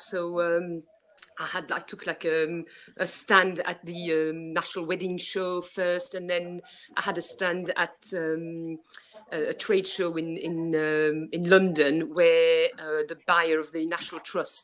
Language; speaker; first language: English; non-native, fluent; French